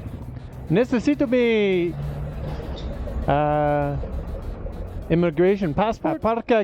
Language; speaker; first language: Spanish; non-native, learner; English